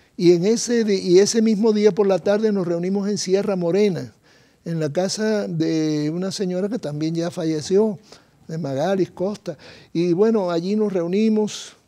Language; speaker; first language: Spanish; native; Spanish